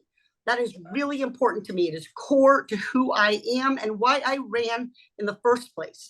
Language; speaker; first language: English; native; English